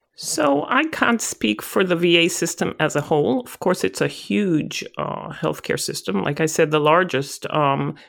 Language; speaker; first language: English; non-native, fluent; Hebrew